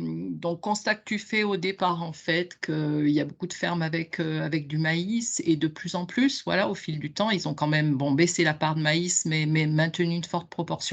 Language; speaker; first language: French; native; French